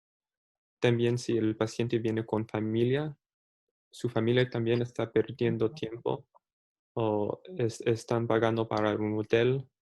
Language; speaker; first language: Spanish; early bilingual, heritage; Spanish